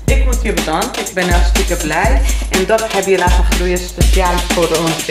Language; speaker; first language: Dutch; non-native, learner; Portuguese